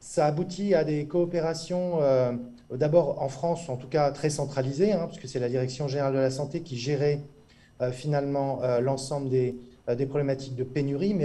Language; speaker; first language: French; native; French